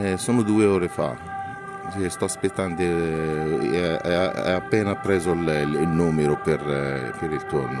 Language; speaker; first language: Italian; non-native, learner; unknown